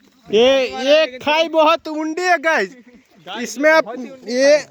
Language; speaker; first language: Hindi; non-native, local second language; Gujarati